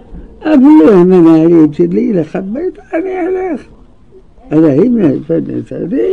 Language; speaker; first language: Hebrew; non-native, learner; Arabic